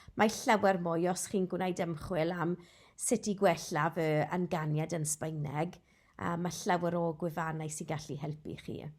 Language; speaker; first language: Welsh; non-native, local second language; English